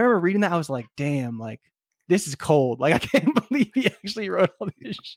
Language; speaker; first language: English; native; English